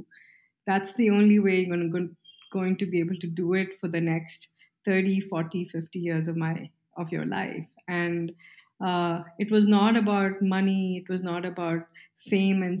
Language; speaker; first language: English; non-native, local second language; Kannada